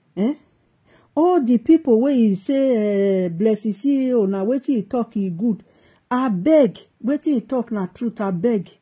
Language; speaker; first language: Nigerian Pidgin; native; Nigerian Pidgin